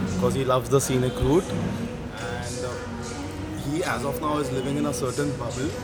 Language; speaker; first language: English; non-native, local second language; Marathi